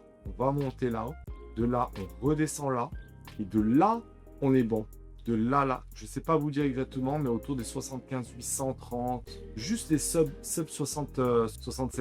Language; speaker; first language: French; native; French